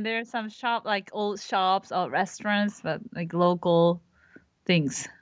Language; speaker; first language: English; non-native, fluent; Japanese